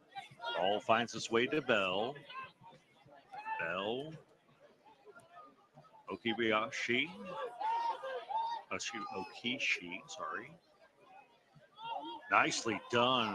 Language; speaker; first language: English; native; English